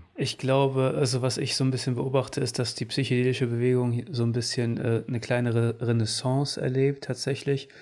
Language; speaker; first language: German; early bilingual, other home language; Portuguese